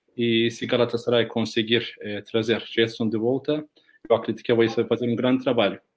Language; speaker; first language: Portuguese; non-native, fluent; Turkish